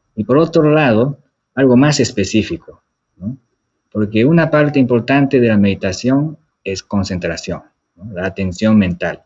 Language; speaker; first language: Spanish; non-native, fluent; Japanese